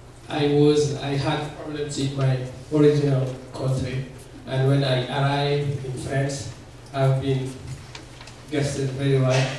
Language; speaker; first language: English; non-native, learner; Arabic